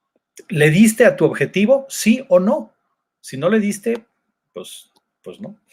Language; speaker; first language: Spanish; native; Spanish